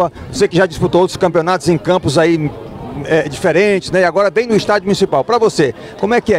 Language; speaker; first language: Portuguese; native; Portuguese